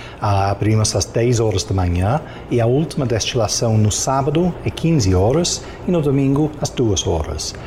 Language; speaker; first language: Portuguese; non-native, fluent; English